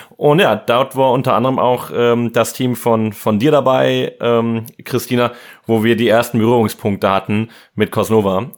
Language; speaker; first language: German; native; German